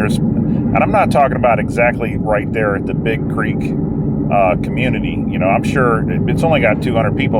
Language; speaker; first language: English; native; English